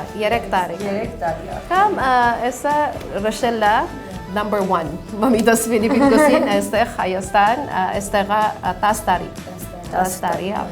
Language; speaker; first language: Armenian; non-native, learner; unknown